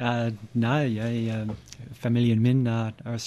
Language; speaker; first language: Norwegian; non-native, learner; English